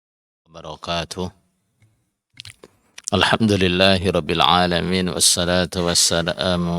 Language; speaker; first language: Arabic; non-native, fluent; Indonesian